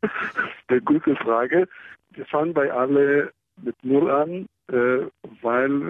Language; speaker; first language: German; non-native, fluent; Hebrew